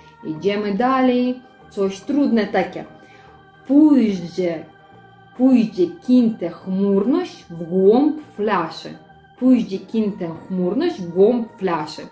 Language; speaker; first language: Polish; non-native, learner; Russian